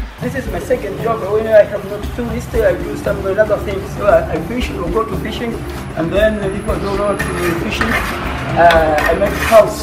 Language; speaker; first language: English; non-native, learner; Comorian